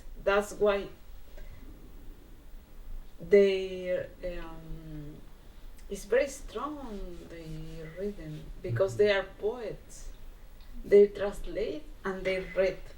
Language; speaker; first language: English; non-native, learner; Spanish